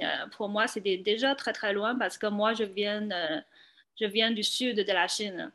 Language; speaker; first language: French; non-native, fluent; Chinese